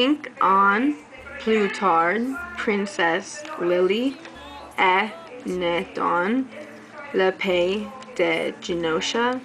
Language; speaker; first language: French; non-native, learner; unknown